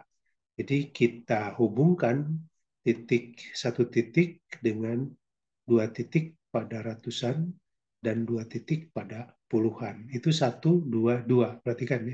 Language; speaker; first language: Indonesian; native; Indonesian